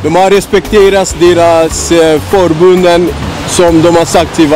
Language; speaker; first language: Swedish; non-native, learner; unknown